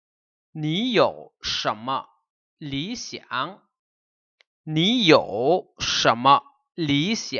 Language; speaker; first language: Chinese; non-native, fluent; Lao